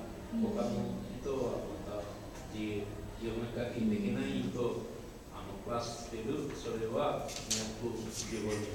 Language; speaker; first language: Japanese; non-native, learner; Bangla